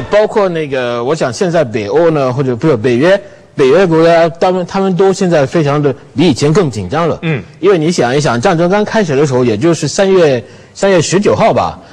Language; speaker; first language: Chinese; non-native, fluent; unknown